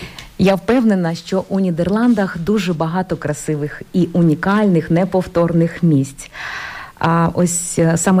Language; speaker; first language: Ukrainian; native; Ukrainian